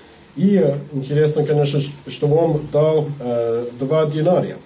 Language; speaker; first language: Russian; non-native, learner; English